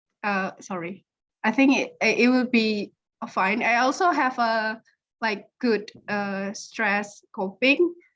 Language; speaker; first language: English; non-native, learner; Indonesian